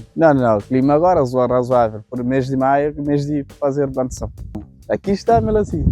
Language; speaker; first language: Portuguese; non-native, local second language; Kabuverdianu